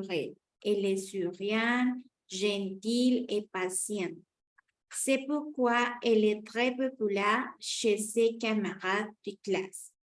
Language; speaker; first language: French; non-native, fluent; Spanish